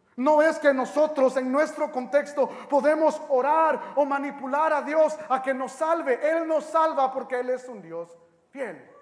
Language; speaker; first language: Spanish; early bilingual, heritage; Spanish